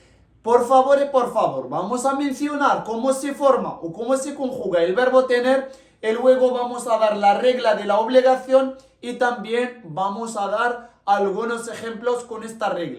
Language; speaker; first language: Spanish; non-native, local second language; Arabic